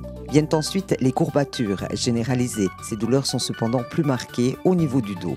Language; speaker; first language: French; native; French